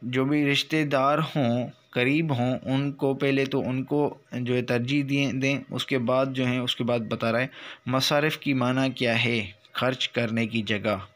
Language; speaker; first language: Urdu; non-native, local second language; Sindhi